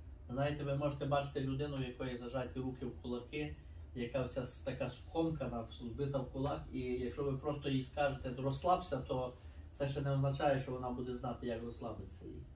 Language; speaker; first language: Ukrainian; native; Ukrainian